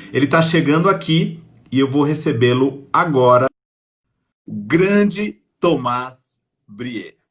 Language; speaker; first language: Portuguese; native; Portuguese